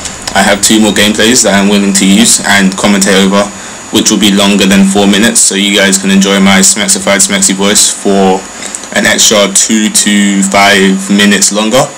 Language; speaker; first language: English; native; English